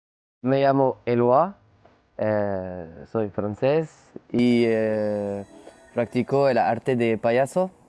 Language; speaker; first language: Spanish; non-native, learner; French